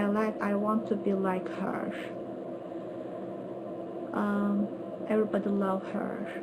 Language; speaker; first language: English; non-native, learner; Turkish